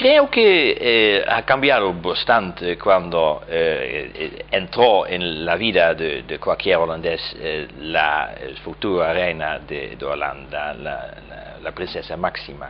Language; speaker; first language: Spanish; non-native, fluent; Dutch